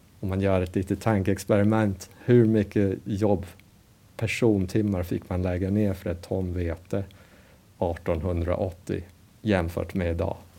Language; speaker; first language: Swedish; non-native, fluent; English